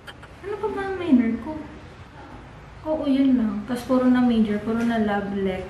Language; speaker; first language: Filipino; non-native, local second language; Bikol